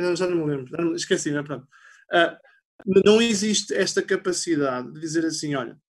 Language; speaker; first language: Portuguese; native; Portuguese